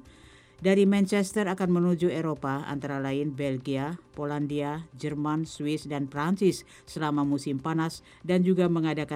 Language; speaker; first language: Indonesian; native; Indonesian